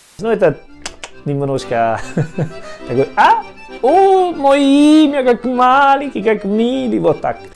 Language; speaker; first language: Russian; non-native, learner; Italian